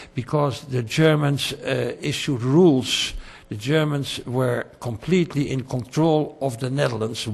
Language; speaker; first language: English; non-native, fluent; Dutch